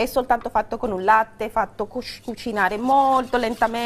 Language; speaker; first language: Italian; non-native, fluent; Spanish